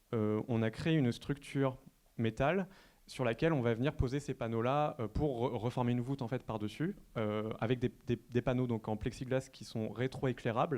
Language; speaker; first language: French; native; French